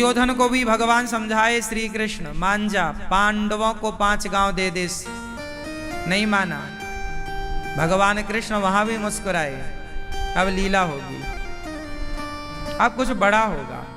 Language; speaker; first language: Hindi; native; Hindi